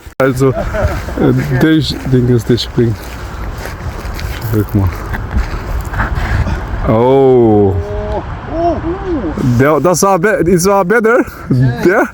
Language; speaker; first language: German; non-native, learner; Turkish